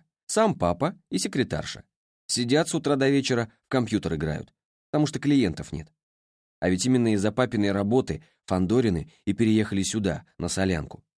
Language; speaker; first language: Russian; native; Russian